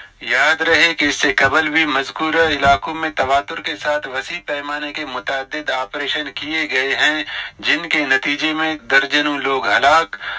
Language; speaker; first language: Urdu; non-native, local second language; Baluchi